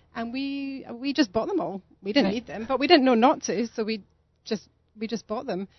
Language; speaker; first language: English; native; English